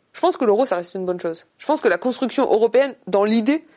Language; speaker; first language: French; native; French